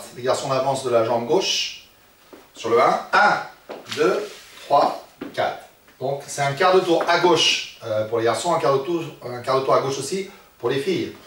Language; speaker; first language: French; native; French